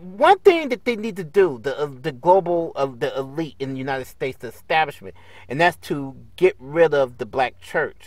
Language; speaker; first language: English; native; English